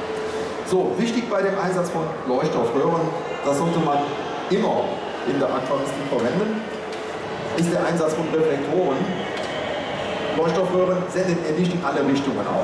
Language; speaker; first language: German; native; German